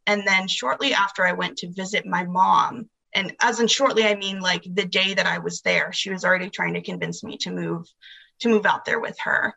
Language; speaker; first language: English; native; English